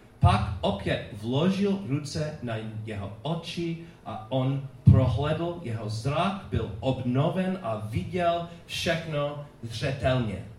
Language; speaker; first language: Czech; non-native, fluent; English